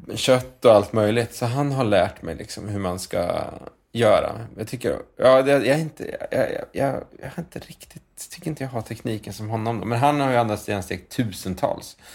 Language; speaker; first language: Swedish; native; Swedish